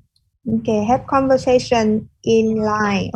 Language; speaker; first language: English; non-native, fluent; Vietnamese